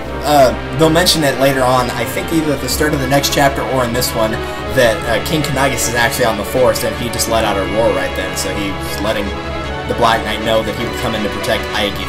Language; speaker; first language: English; native; English